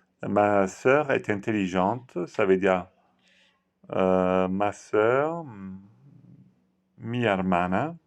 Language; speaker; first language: French; non-native, fluent; Italian